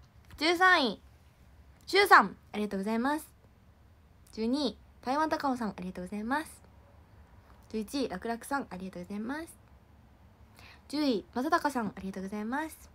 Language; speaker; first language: Japanese; native; Japanese